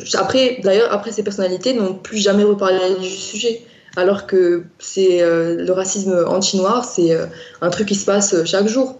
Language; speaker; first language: French; non-native, local second language; Arabic